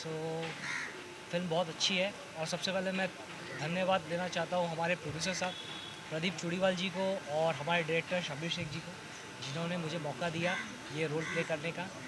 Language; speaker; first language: Hindi; non-native, local second language; Bangla